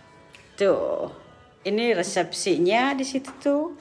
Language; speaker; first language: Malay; non-native, local second language; Sundanese